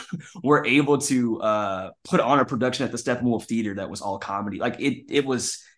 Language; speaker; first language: English; native; English